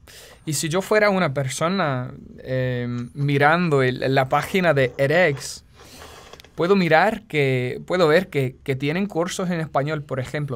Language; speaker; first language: Spanish; non-native, fluent; English